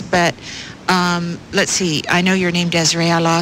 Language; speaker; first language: English; native; English